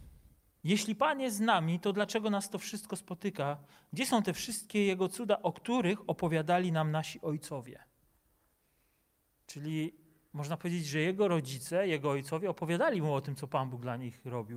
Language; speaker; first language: Polish; native; Polish